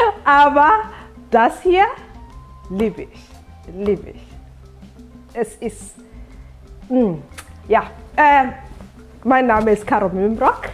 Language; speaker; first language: German; non-native, fluent; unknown